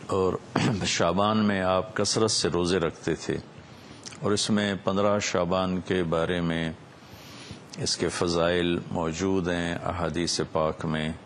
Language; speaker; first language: Urdu; non-native, local second language; Punjabi